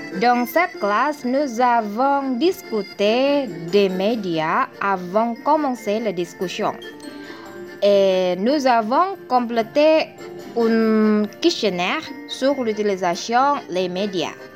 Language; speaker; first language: French; non-native, learner; Indonesian